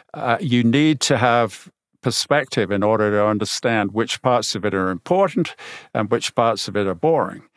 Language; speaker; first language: English; native; English